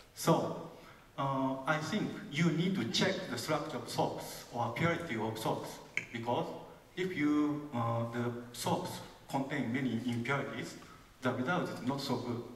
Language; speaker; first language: English; non-native, fluent; Japanese